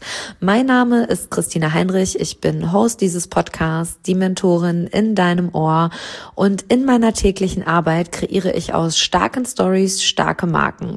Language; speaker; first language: German; native; German